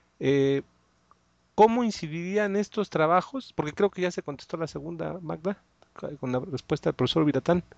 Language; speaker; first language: Spanish; native; Spanish